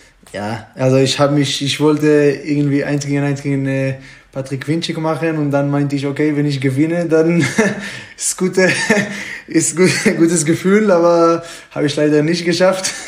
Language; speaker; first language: German; non-native, fluent; Hebrew